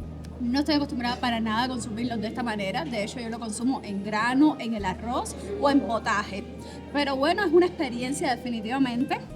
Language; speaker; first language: Spanish; native; Spanish